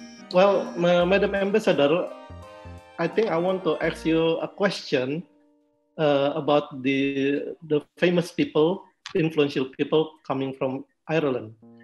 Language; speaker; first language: English; non-native, fluent; Indonesian